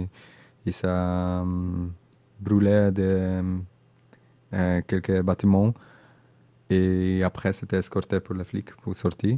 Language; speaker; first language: French; non-native, learner; Indonesian